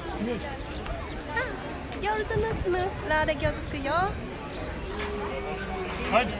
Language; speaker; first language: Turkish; non-native, learner; Japanese